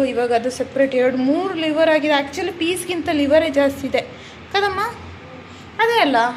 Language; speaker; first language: Kannada; non-native, local second language; Telugu